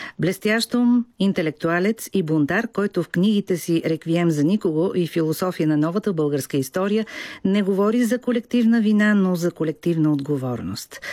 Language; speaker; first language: Bulgarian; native; Bulgarian